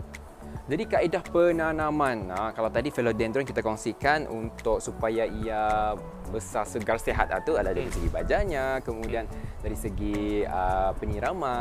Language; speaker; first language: Malay; native; Malay